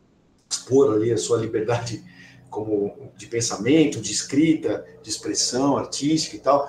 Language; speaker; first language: Portuguese; native; Portuguese